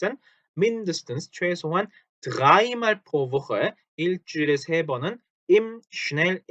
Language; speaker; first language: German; non-native, fluent; Korean